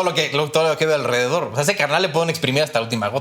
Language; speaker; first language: Spanish; native; Spanish